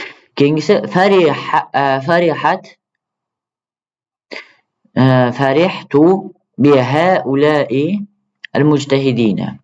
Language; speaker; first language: Arabic; non-native, fluent; Uzbek